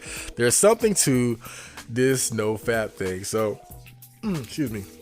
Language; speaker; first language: English; native; English